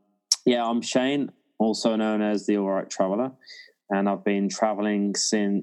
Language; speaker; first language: English; native; English